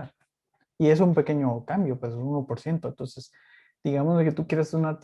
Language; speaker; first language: Spanish; native; Spanish